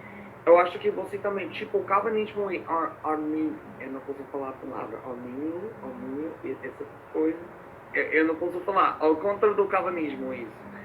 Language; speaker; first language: Portuguese; non-native, fluent; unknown